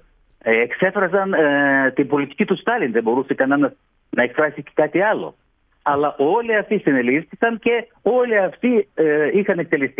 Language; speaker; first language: Greek; early bilingual, heritage; Greek